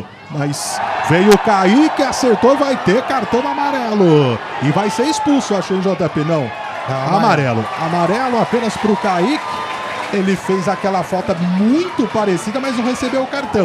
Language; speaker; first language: Portuguese; native; Portuguese